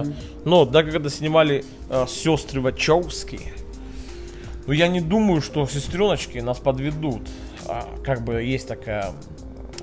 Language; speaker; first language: Russian; native; Russian